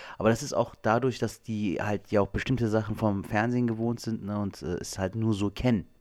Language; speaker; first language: German; early bilingual, other home language; Turkish